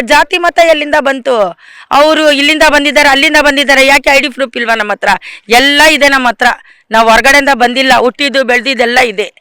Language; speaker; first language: Kannada; non-native, local second language; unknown